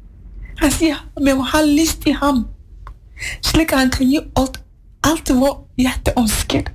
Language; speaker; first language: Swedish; non-native, learner; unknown